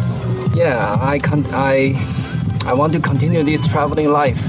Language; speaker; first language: English; non-native, fluent; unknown